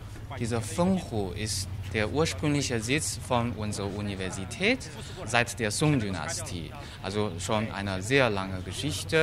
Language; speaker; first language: German; non-native, fluent; Chinese